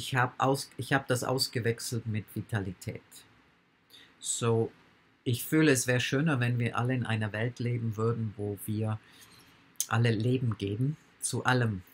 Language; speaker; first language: German; non-native, fluent; English